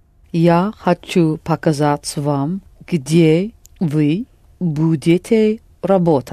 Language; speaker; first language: Russian; non-native, learner; English